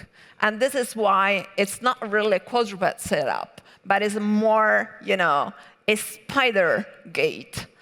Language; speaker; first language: English; non-native, fluent; Italian